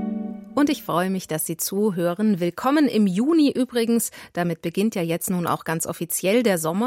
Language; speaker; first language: German; native; German